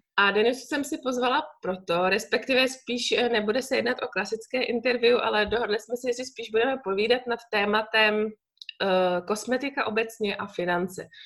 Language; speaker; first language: Czech; native; Czech